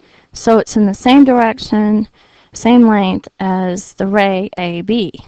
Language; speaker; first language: English; native; English